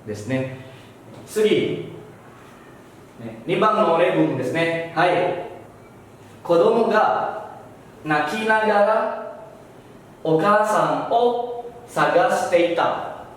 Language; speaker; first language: Japanese; non-native, fluent; Indonesian